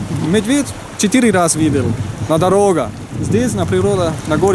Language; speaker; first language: Russian; non-native, learner; German